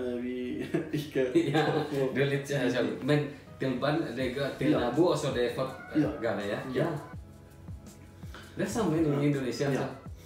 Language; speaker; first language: Norwegian; non-native, learner; Indonesian